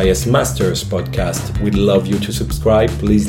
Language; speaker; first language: English; non-native, fluent; French